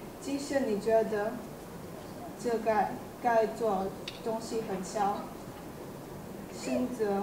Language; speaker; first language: Chinese; non-native, learner; Indonesian